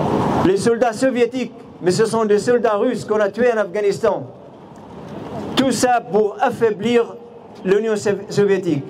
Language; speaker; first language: French; non-native, fluent; Arabic